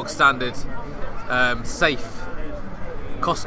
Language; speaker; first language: English; native; English